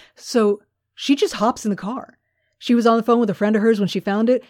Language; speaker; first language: English; native; English